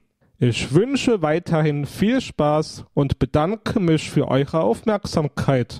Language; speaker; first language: German; native; German